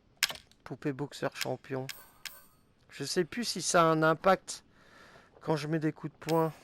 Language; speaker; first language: French; native; French